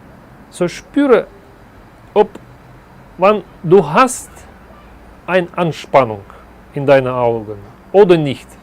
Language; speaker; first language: German; non-native, learner; Russian